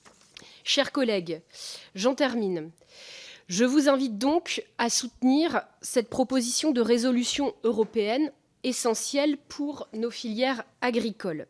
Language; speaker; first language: French; native; French